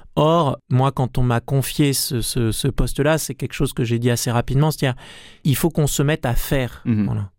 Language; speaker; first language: French; native; French